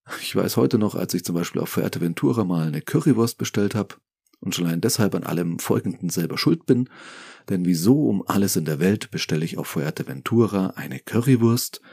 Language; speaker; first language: German; native; German